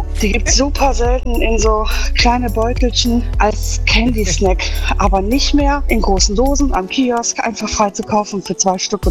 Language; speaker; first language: German; native; German